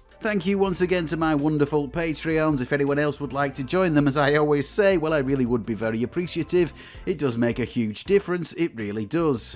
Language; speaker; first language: English; native; English